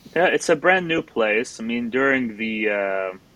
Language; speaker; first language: English; non-native, fluent; Arabic